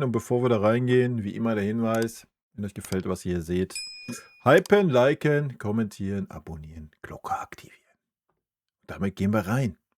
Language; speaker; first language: German; native; German